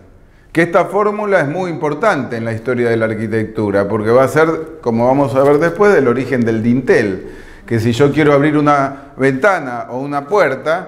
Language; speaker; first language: Spanish; native; Spanish